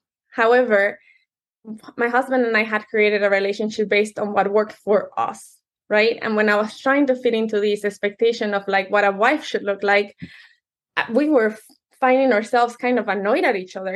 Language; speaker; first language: English; non-native, fluent; Spanish